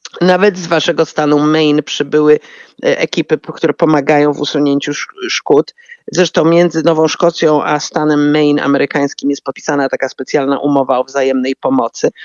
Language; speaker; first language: Polish; native; Polish